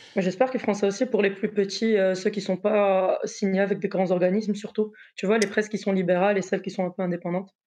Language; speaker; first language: French; non-native, local second language; Arabic